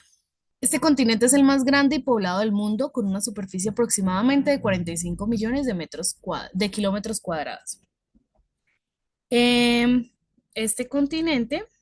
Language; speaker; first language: Spanish; native; Spanish